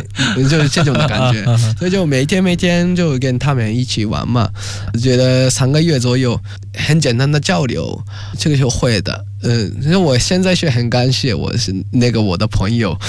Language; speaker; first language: Chinese; non-native, fluent; Japanese